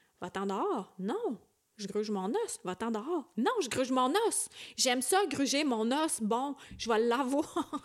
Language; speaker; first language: French; native; French